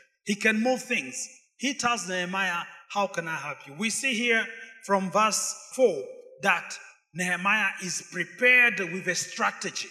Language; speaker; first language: English; non-native, fluent; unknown